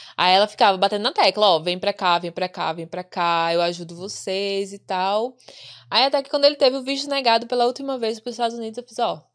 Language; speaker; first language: Portuguese; native; Portuguese